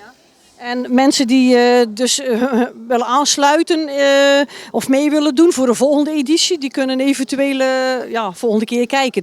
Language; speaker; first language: Dutch; native; Dutch